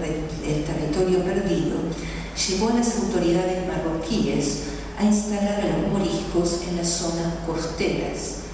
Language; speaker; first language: Spanish; native; Spanish